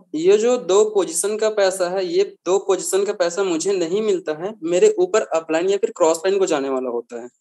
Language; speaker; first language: Hindi; native; Hindi